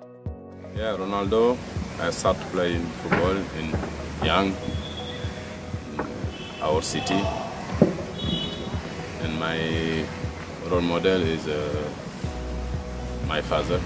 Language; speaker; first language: English; non-native, learner; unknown